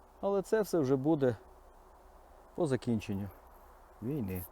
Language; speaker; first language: Ukrainian; native; Ukrainian